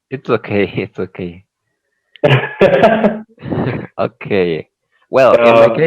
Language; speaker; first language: English; non-native, learner; Spanish